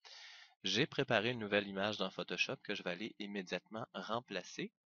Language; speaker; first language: French; native; French